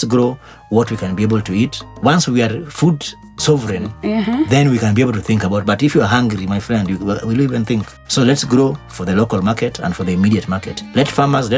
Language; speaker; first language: English; non-native, local second language; Luo (Kenya and Tanzania)